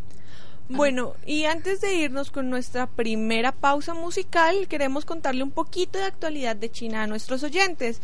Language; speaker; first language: Spanish; native; Spanish